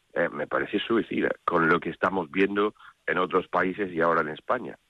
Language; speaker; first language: Spanish; non-native, fluent; English